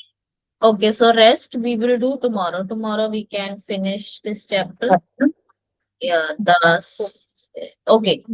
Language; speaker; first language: English; non-native, local second language; Hindi